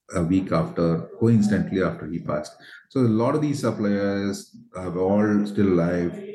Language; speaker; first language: English; non-native, local second language; Tamil